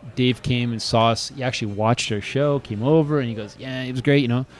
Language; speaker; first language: English; native; English